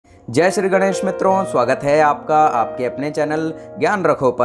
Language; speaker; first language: Hindi; native; Hindi